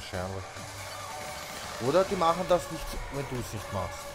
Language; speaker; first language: German; native; German